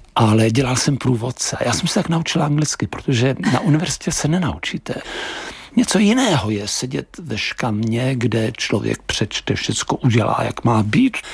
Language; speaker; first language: Czech; native; Czech